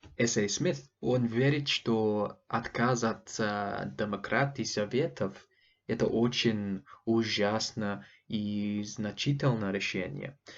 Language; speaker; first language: Russian; non-native, learner; English